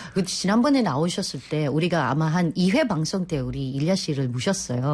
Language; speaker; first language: Korean; non-native, fluent; Filipino